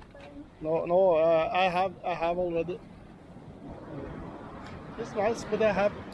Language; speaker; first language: English; non-native, fluent; Norwegian